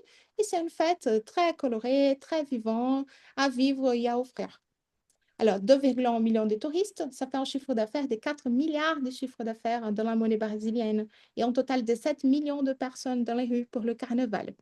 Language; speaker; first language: French; non-native, fluent; Portuguese